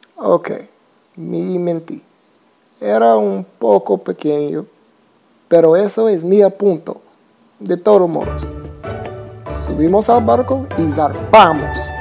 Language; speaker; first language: Spanish; non-native, learner; English